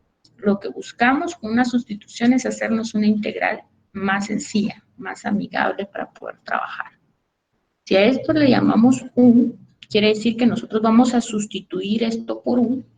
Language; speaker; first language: Spanish; native; Spanish